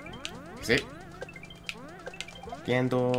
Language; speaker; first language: Spanish; early bilingual, heritage; Spanish